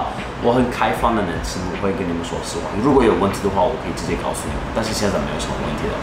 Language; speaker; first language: Chinese; non-native, learner; Turkish